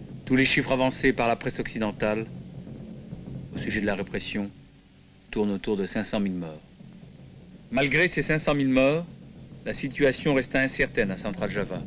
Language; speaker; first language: French; native; French